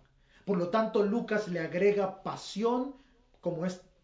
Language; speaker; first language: Spanish; native; Spanish